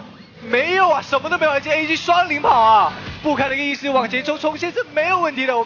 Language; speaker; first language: Chinese; native; Chinese